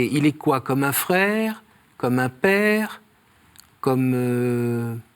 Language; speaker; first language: French; native; French